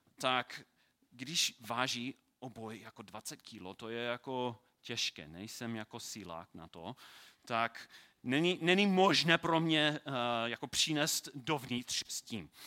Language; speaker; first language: Czech; non-native, learner; English